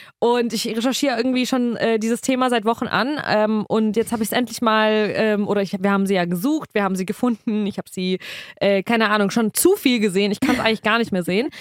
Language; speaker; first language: German; early bilingual, other home language; Russian